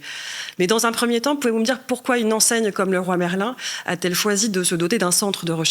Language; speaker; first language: French; native; French